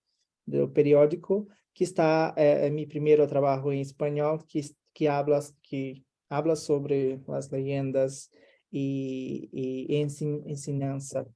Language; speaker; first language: Spanish; non-native, learner; Portuguese